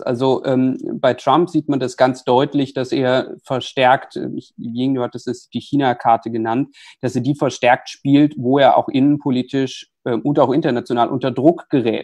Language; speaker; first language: German; native; German